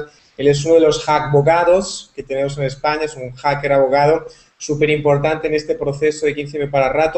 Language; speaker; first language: Spanish; native; Spanish